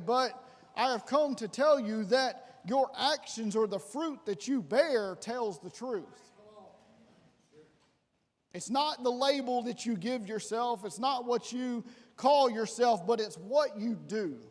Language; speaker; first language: English; native; English